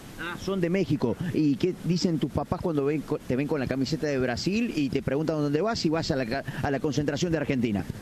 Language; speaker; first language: Spanish; native; Spanish